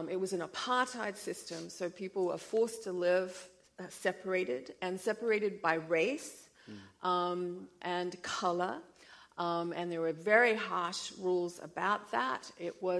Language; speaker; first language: English; native; English